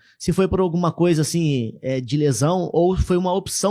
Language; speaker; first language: Portuguese; native; Portuguese